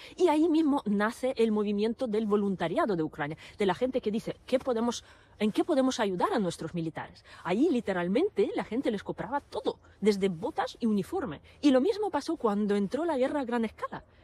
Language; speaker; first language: Spanish; non-native, fluent; Ukrainian